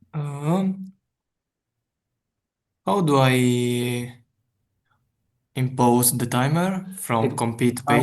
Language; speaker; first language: English; non-native, fluent; Italian